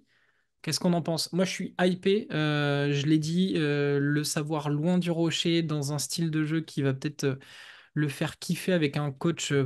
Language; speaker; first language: French; native; French